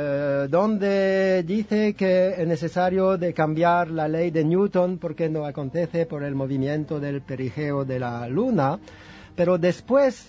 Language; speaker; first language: Spanish; non-native, fluent; French